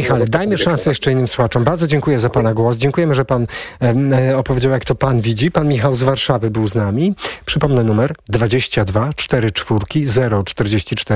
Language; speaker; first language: Polish; native; Polish